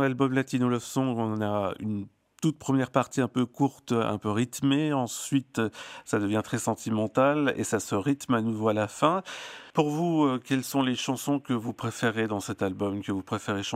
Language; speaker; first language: French; native; French